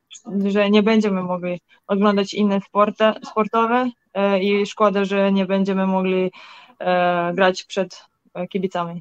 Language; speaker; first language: Polish; non-native, learner; Serbian